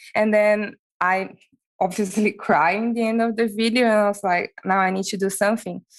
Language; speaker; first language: English; non-native, fluent; Portuguese